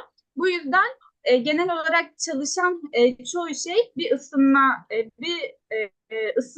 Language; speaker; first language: Turkish; native; Turkish